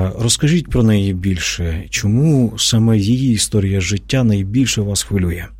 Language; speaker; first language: Ukrainian; native; Ukrainian